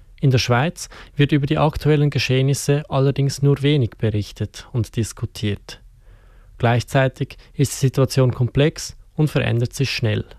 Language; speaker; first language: German; native; German